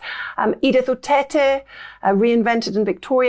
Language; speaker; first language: English; native; English